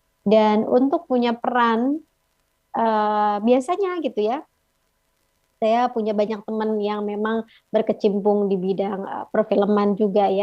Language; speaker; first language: Indonesian; native; Indonesian